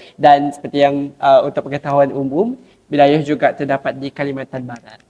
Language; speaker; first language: Malay; non-native, local second language; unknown